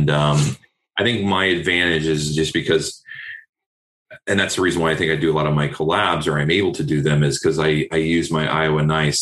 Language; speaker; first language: English; native; English